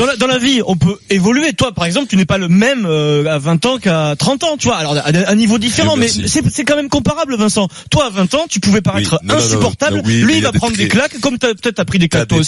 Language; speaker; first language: French; native; French